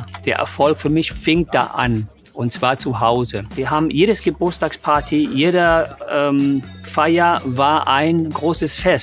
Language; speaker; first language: German; non-native, fluent; English